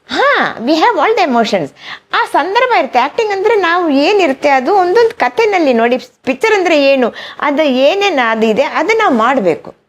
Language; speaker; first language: Kannada; non-native, local second language; Malayalam